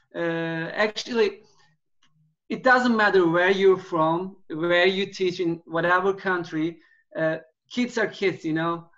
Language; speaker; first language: English; non-native, fluent; Turkish